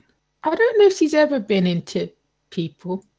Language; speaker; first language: English; native; English